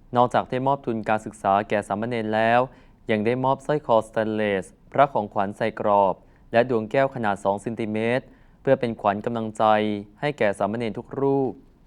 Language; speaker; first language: Thai; native; Thai